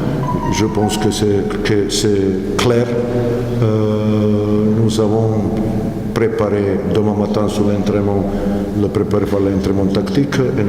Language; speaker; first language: French; non-native, learner; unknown